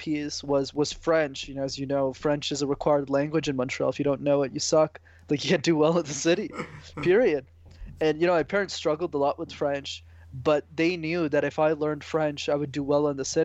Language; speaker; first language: English; native; English